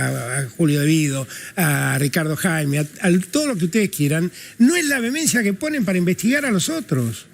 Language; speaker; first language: Spanish; native; Spanish